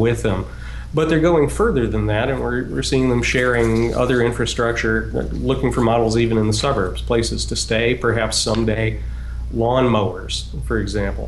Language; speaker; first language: English; native; English